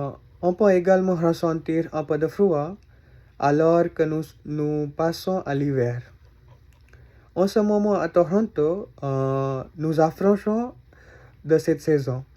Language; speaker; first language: French; non-native, learner; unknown